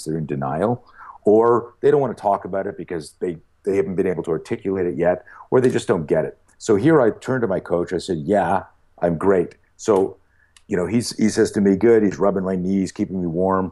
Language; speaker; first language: English; native; English